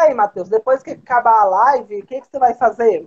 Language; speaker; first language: Portuguese; native; Portuguese